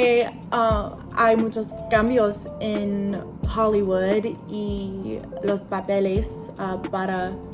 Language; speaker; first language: Spanish; non-native, learner; English